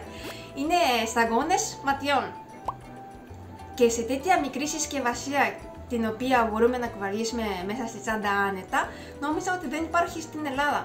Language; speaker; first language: Greek; non-native, fluent; Japanese